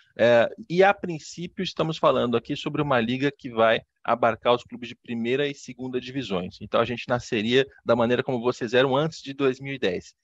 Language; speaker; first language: Portuguese; native; Portuguese